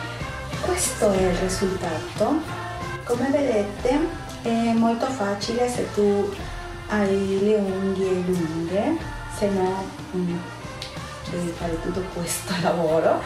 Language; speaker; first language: Italian; non-native, fluent; Spanish